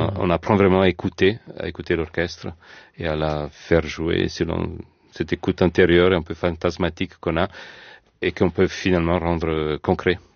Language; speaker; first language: French; non-native, fluent; Italian